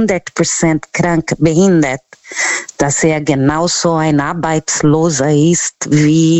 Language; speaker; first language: German; non-native, learner; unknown